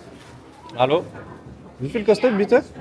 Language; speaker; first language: German; non-native, learner; French